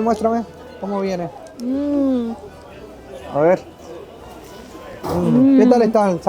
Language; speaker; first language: Spanish; native; Spanish